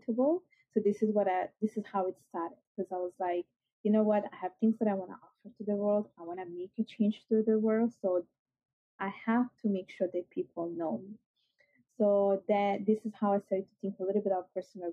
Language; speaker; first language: English; non-native, fluent; Italian